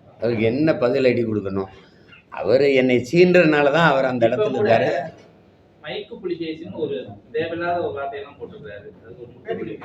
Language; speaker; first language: Tamil; native; Tamil